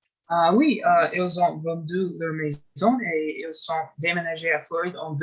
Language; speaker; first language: French; non-native, learner; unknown